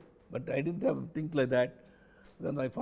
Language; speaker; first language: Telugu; non-native, local second language; Tamil